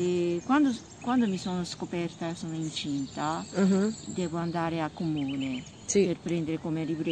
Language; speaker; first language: Italian; non-native, learner; Japanese